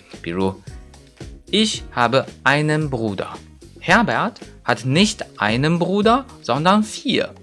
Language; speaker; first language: German; non-native, fluent; Chinese